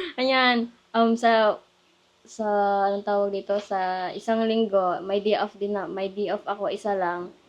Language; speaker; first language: Filipino; native; Filipino